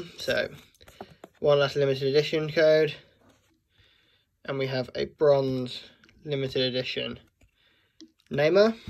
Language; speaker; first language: English; native; English